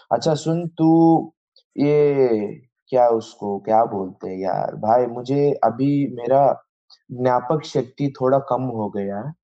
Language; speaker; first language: Hindi; non-native, local second language; Bangla